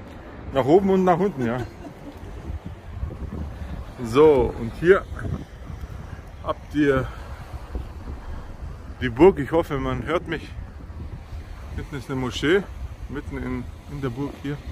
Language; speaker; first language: German; early bilingual, other home language; Bosnian